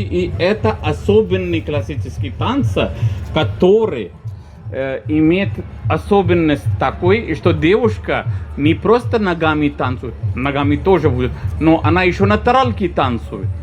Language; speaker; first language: Russian; non-native, fluent; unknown